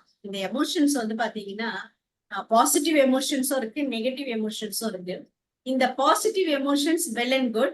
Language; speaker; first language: Tamil; native; Tamil